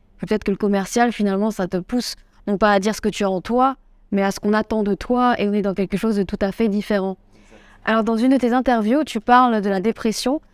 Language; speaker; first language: French; native; French